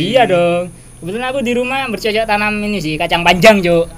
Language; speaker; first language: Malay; non-native, local second language; Javanese